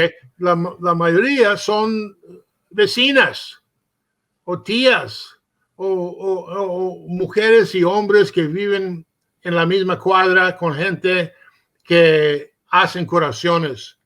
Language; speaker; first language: Spanish; early bilingual, heritage; Spanish